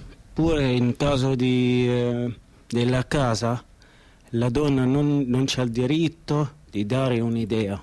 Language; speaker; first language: Italian; non-native, learner; Arabic